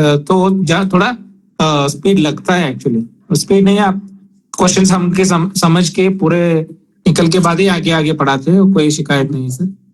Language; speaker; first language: Hindi; non-native, local second language; Kannada